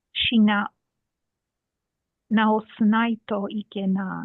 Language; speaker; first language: Japanese; non-native, learner; English